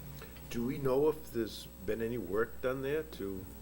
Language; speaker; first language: English; native; English